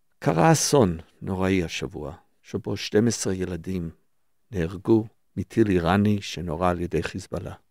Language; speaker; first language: Hebrew; early bilingual, other home language; English